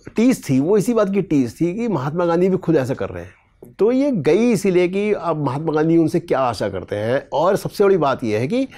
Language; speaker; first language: Hindi; native; Hindi